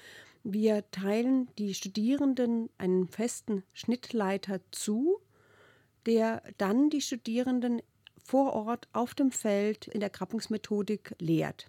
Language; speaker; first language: German; native; German